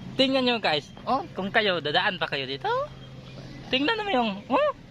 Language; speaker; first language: Filipino; native; Filipino